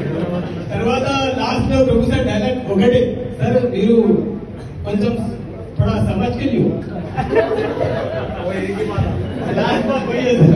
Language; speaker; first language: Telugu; non-native, local second language; Hindi